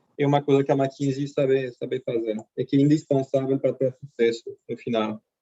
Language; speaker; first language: Portuguese; non-native, fluent; French